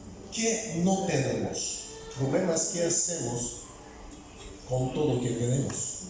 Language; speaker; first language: Spanish; non-native, fluent; Bulgarian